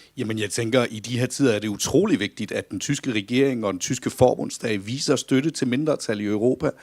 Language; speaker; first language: Danish; early bilingual, heritage; Danish